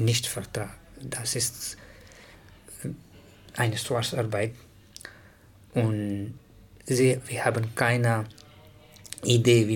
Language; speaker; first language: German; non-native, learner; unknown